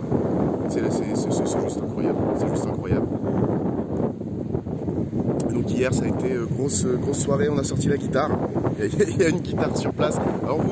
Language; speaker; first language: French; native; French